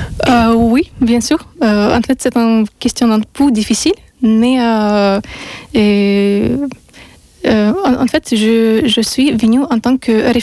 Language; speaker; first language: French; non-native, learner; Russian